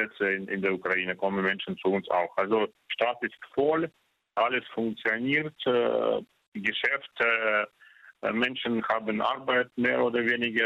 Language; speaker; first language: German; non-native, fluent; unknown